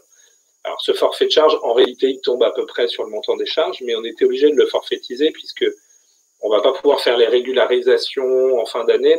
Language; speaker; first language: French; native; French